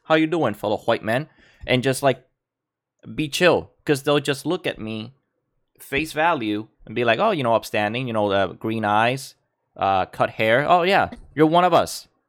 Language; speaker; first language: English; non-native, local second language; Spanish